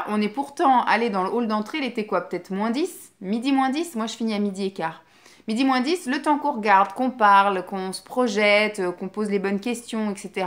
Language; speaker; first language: French; native; French